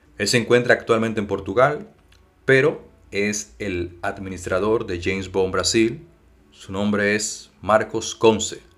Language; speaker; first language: Spanish; native; Spanish